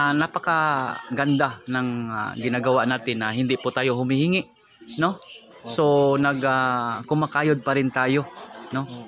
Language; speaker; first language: Filipino; non-native, local second language; Cebuano